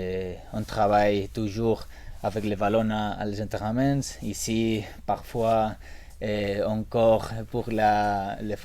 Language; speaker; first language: French; non-native, learner; Spanish